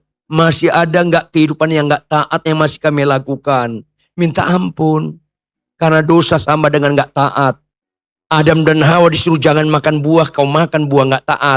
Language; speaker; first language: Indonesian; native; Indonesian